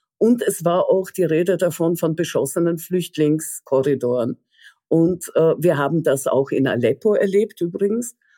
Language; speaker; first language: German; early bilingual, other home language; Russian